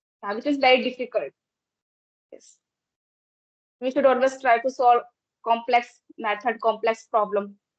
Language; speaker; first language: English; non-native, local second language; Hindi